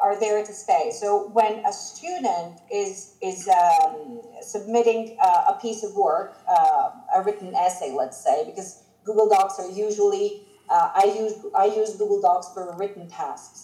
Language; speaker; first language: English; non-native, fluent; Greek